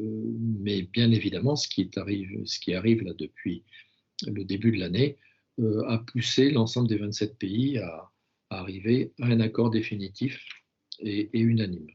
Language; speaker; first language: French; native; French